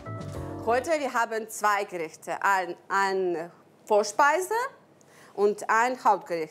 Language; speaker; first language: German; non-native, learner; Ukrainian